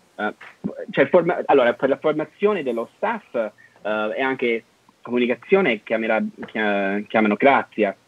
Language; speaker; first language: Italian; non-native, fluent; English